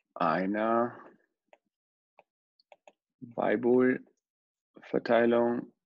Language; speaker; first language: German; non-native, fluent; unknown